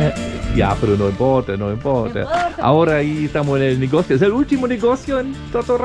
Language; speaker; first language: Spanish; non-native, fluent; German